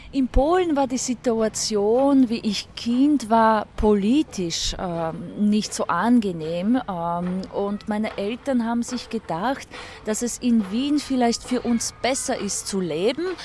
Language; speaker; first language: German; early bilingual, other home language; Polish